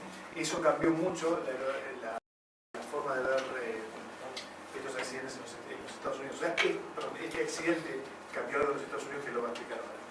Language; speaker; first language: Spanish; native; Spanish